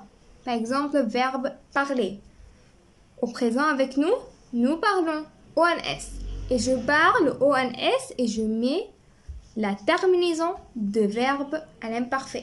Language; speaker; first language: French; non-native, fluent; Arabic